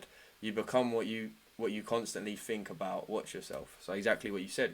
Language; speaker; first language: English; native; English